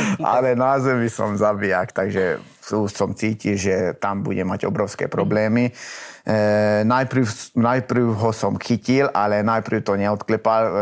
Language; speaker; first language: Slovak; native; Slovak